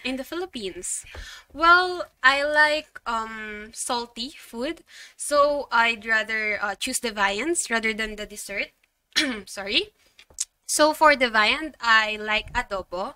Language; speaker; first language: English; non-native, local second language; Filipino